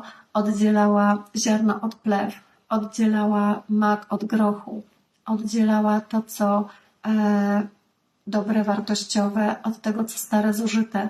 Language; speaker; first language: Polish; native; Polish